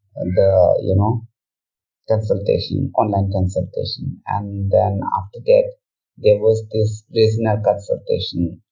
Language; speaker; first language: English; non-native, local second language; Manipuri